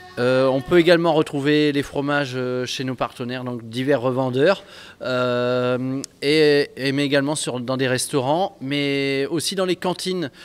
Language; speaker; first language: French; native; French